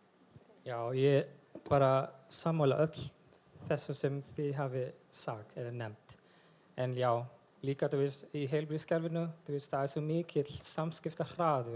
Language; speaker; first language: Icelandic; non-native, fluent; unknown